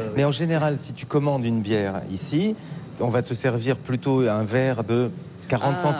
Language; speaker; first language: French; native; French